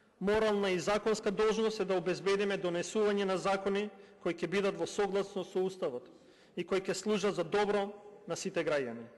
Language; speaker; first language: Macedonian; non-native, local second language; Albanian